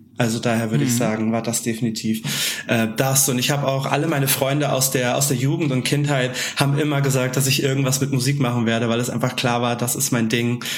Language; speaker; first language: German; native; German